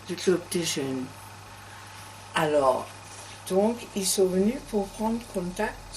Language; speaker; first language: French; non-native, learner; German